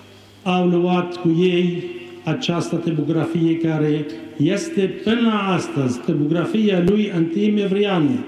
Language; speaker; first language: Romanian; non-native, fluent; Arabic